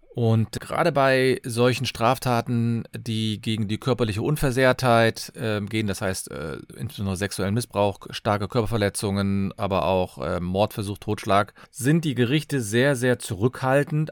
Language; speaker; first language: German; native; German